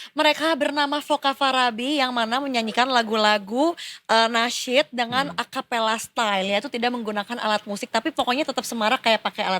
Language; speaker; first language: Indonesian; native; Indonesian